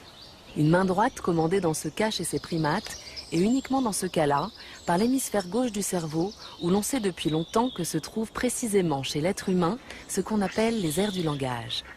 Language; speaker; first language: French; native; French